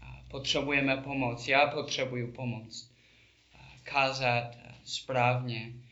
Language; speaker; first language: Czech; non-native, learner; English